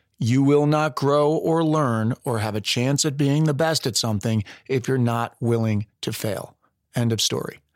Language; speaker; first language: English; native; English